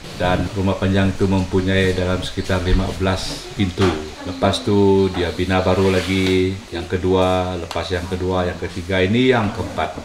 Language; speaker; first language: Malay; non-native, local second language; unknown